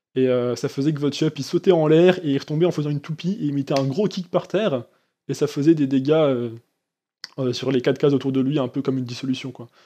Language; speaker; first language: French; native; French